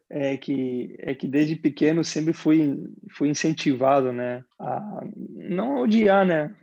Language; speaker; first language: Portuguese; non-native, fluent; Spanish